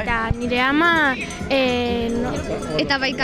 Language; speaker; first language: Basque; non-native, local second language; Spanish